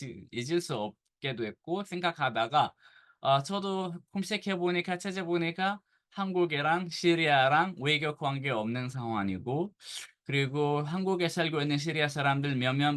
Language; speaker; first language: Korean; non-native, fluent; Arabic